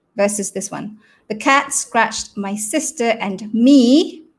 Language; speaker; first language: English; non-native, local second language; Malay